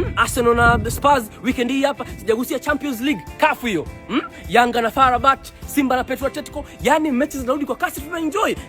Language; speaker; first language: Swahili; native; Swahili